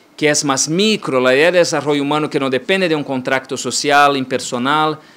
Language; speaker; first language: Spanish; non-native, learner; Portuguese